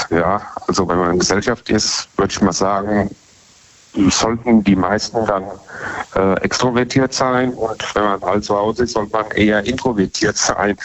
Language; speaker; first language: German; native; German